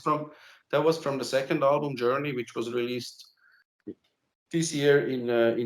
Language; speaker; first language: English; non-native, fluent; German